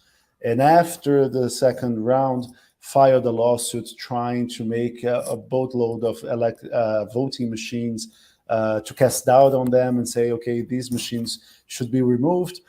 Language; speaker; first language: English; non-native, fluent; Portuguese